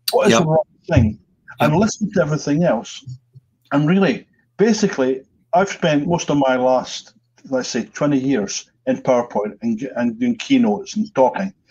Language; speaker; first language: English; native; English